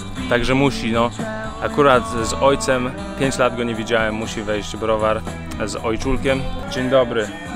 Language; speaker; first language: Polish; early bilingual, heritage; Polish